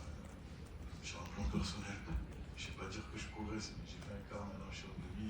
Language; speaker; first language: French; native; French